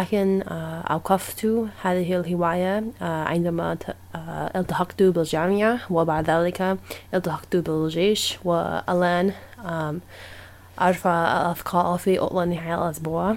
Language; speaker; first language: Arabic; non-native, learner; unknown